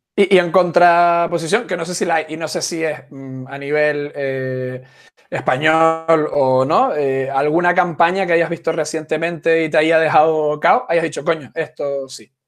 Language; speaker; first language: Spanish; native; Spanish